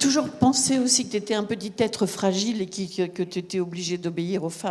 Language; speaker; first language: French; native; French